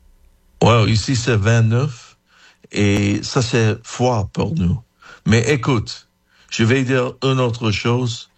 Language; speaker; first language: French; non-native, fluent; English